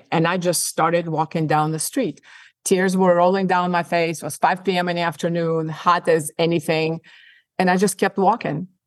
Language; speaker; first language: English; non-native, fluent; Ukrainian